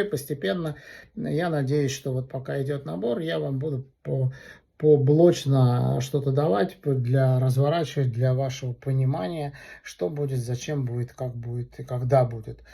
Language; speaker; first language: Russian; native; Russian